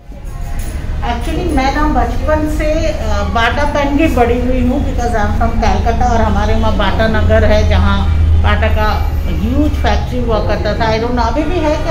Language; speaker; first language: Hindi; non-native, local second language; Bangla